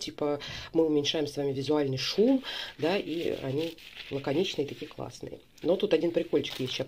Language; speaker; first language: Russian; native; Russian